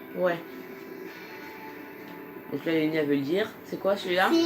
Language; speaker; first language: French; native; French